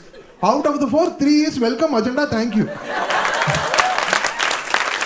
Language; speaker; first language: English; non-native, local second language; Tamil